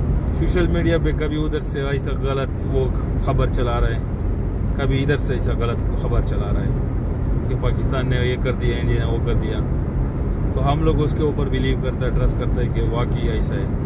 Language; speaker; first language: Hindi; non-native, local second language; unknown